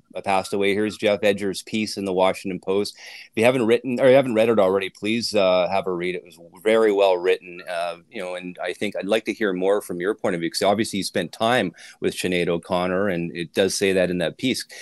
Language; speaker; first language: English; native; English